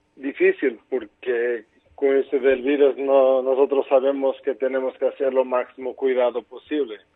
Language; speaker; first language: Spanish; non-native, fluent; Portuguese